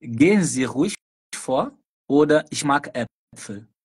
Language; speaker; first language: German; non-native, fluent; Portuguese